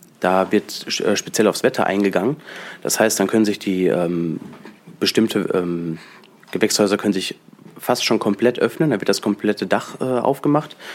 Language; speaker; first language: German; native; German